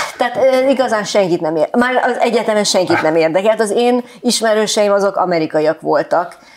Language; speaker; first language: Hungarian; early bilingual, heritage; Hungarian